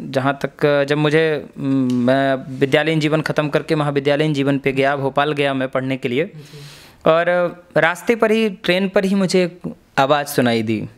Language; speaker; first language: Hindi; native; Hindi